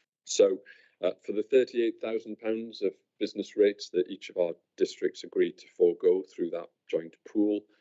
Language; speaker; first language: English; native; English